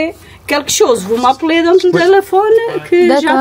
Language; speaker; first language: French; non-native, learner; Portuguese